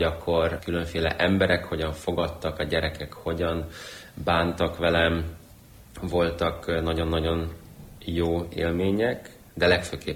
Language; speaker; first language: Hungarian; early bilingual, other home language; Ukrainian